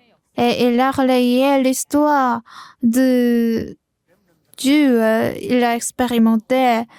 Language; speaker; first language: French; non-native, learner; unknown